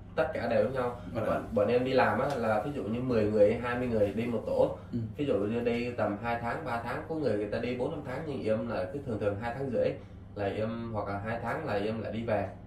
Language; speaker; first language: Vietnamese; native; Vietnamese